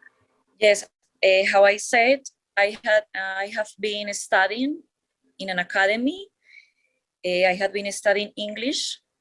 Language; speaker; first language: English; non-native, learner; Spanish